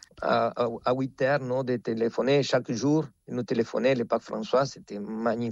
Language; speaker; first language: French; non-native, fluent; Spanish